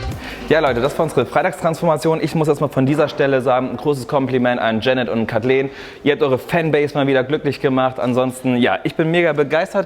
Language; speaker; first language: German; native; German